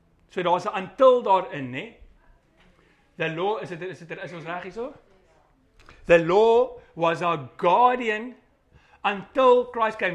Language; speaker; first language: English; non-native, local second language; Afrikaans